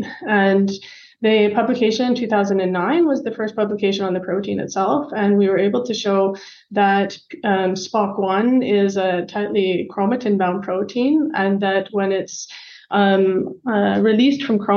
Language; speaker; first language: English; native; English